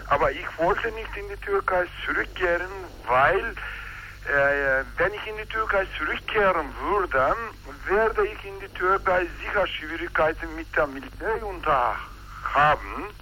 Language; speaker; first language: German; non-native, learner; Turkish